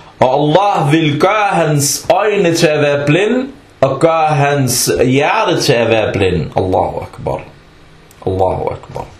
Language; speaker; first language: Danish; early bilingual, other home language; Arabic